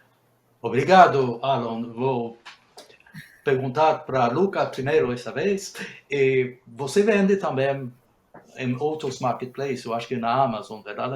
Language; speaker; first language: Portuguese; non-native, fluent; Spanish